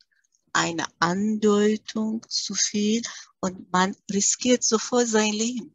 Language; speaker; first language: German; early bilingual, other home language; Persian